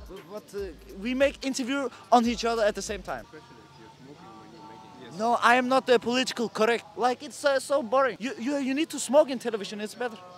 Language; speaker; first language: English; non-native, learner; Danish